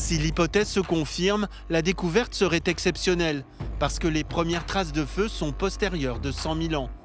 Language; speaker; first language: French; native; French